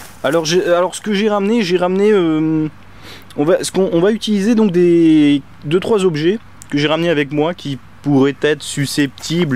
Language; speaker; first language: French; native; French